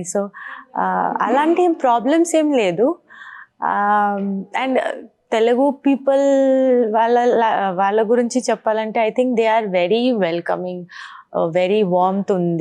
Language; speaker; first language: Telugu; non-native, local second language; Bangla